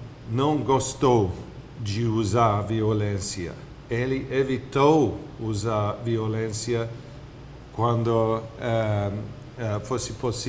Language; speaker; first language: Portuguese; non-native, fluent; English